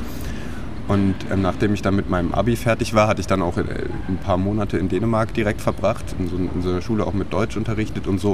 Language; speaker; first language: German; native; German